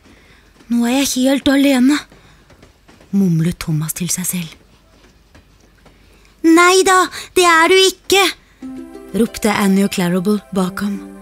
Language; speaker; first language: Norwegian; native; Norwegian